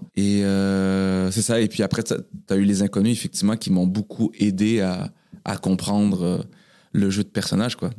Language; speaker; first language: French; native; French